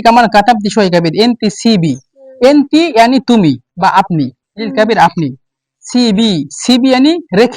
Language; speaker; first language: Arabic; non-native, learner; Bangla